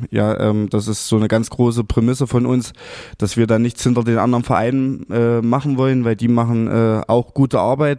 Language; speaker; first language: German; native; German